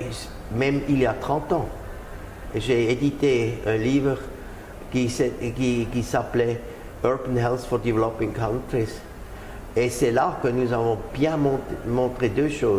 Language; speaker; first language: French; non-native, fluent; German